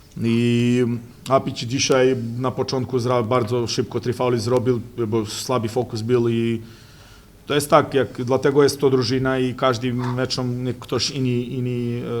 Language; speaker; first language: Polish; non-native, fluent; Serbian